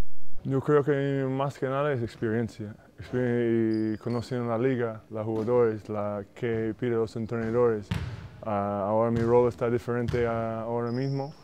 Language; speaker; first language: Spanish; non-native, fluent; English